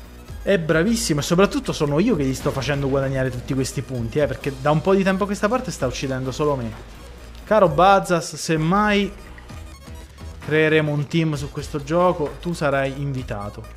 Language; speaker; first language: Italian; native; Italian